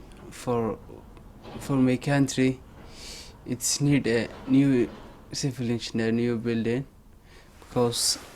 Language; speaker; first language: English; non-native, learner; Somali